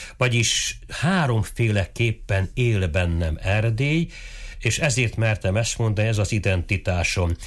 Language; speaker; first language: Hungarian; native; Hungarian